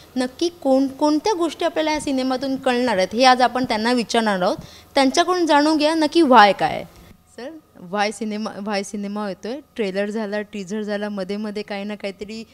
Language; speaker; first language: Marathi; native; Marathi